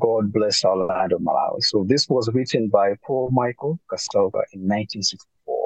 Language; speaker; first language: English; non-native, local second language; Tumbuka